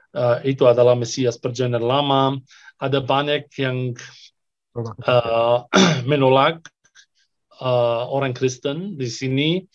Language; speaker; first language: Indonesian; non-native, fluent; Arabic